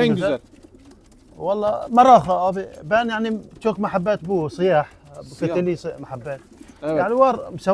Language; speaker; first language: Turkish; non-native, learner; Arabic